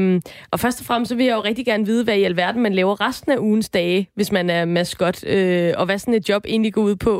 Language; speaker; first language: Danish; native; Danish